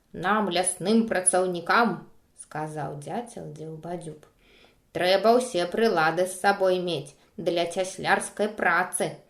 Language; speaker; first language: Belarusian; non-native, local second language; Russian